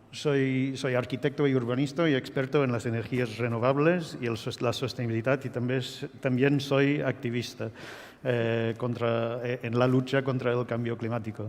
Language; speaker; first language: Spanish; non-native, fluent; English